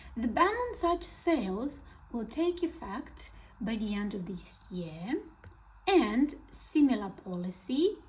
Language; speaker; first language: English; non-native, fluent; Ukrainian